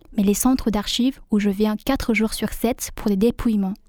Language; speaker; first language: French; non-native, fluent; Vietnamese